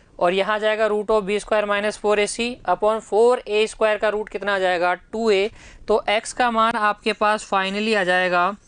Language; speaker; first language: Hindi; native; Hindi